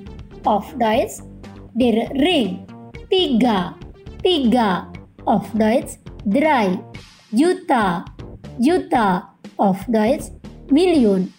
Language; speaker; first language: German; non-native, fluent; Indonesian